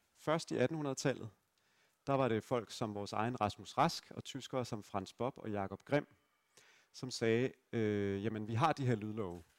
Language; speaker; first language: Danish; native; Danish